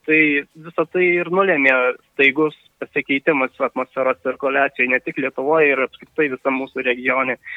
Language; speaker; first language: Lithuanian; native; Lithuanian